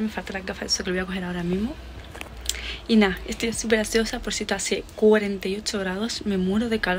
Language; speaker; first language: Spanish; native; Spanish